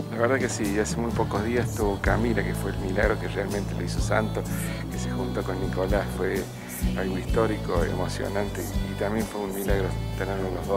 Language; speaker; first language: Spanish; native; Spanish